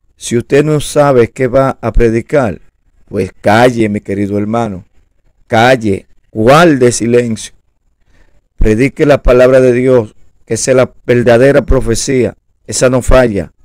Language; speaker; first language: Spanish; native; Spanish